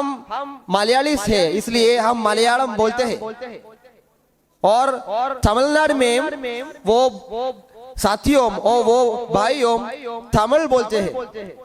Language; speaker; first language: Hindi; non-native, local second language; Malayalam